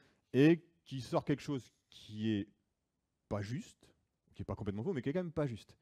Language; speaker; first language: French; native; French